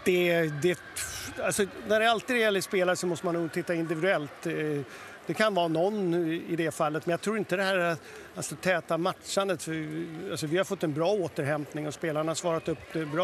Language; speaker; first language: Swedish; native; Swedish